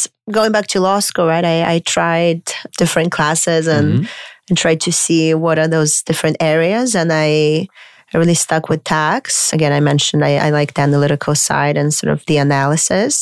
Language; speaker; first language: English; non-native, fluent; Romanian